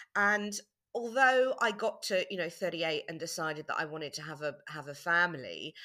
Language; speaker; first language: English; native; English